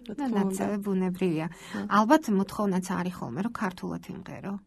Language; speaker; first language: Georgian; native; Georgian